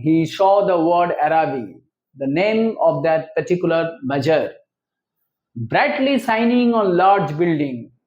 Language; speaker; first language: English; non-native, local second language; Bangla